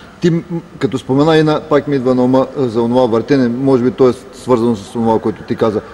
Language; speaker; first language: Bulgarian; native; Bulgarian